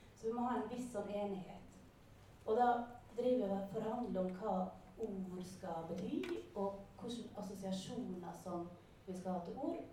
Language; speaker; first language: Norwegian; native; Norwegian